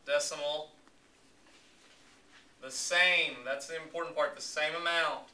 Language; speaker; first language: English; native; English